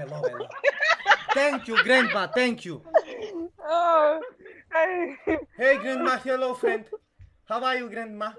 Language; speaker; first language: English; non-native, learner; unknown